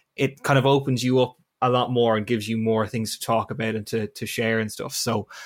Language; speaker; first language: English; native; English